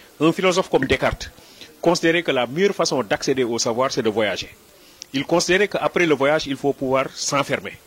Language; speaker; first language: French; non-native, local second language; Wolof